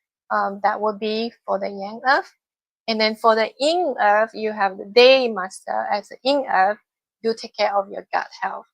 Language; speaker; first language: English; non-native, fluent; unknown